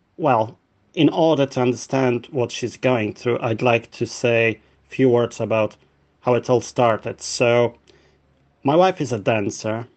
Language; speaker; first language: English; non-native, fluent; Polish